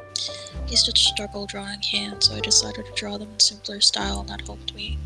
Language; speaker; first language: English; native; English